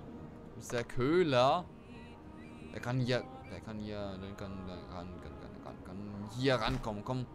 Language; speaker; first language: German; native; German